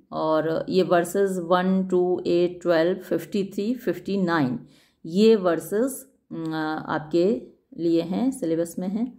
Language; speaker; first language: Hindi; native; Hindi